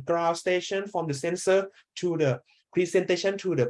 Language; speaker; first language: English; non-native, learner; Thai